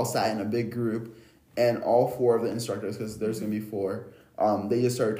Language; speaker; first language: English; native; English